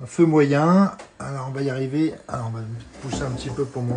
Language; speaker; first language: French; native; French